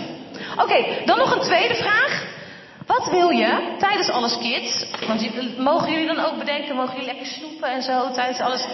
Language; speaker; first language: Dutch; native; Dutch